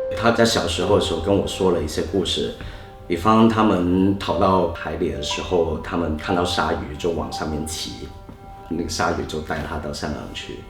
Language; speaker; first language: Chinese; non-native, local second language; Cantonese